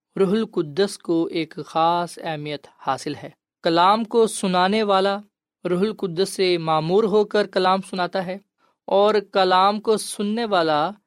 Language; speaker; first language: Urdu; non-native, local second language; Punjabi